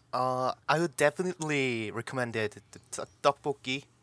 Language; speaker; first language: English; non-native, learner; Korean